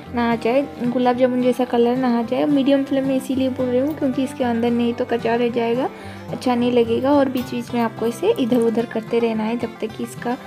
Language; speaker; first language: Hindi; non-native, local second language; Odia